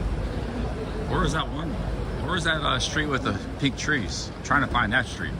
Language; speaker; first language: English; native; English